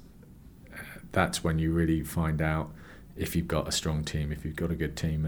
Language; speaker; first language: English; native; English